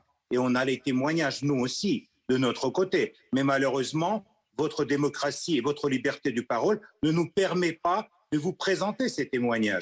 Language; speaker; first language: French; non-native, fluent; Russian